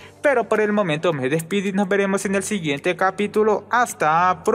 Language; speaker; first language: Spanish; native; Spanish